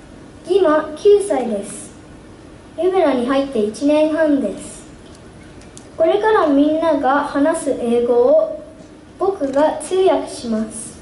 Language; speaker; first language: Japanese; early bilingual, heritage; Japanese